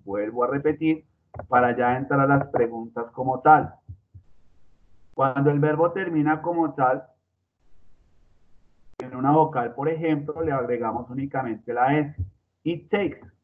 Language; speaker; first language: Spanish; native; Spanish